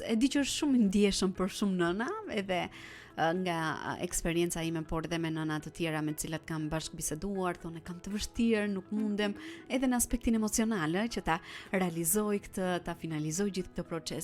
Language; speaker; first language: Albanian; native; Albanian